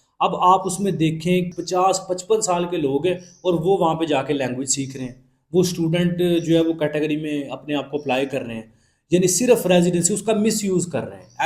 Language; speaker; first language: Urdu; non-native, local second language; Punjabi